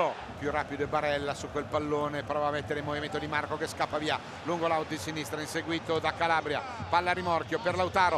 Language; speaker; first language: Italian; native; Italian